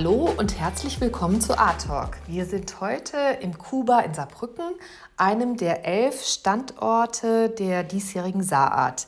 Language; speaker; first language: German; native; German